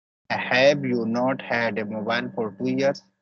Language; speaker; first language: English; non-native, learner; Hindi